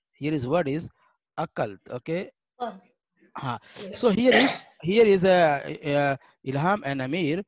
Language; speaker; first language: English; non-native, fluent; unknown